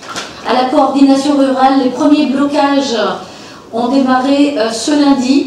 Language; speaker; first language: French; native; French